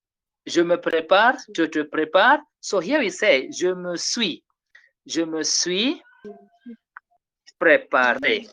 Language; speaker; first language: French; non-native, fluent; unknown